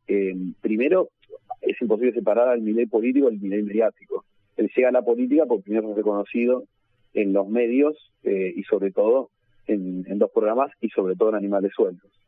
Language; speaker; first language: Spanish; native; Spanish